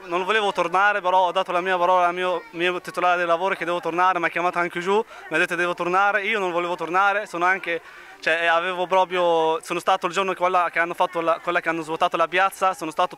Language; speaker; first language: Italian; non-native, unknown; Arabic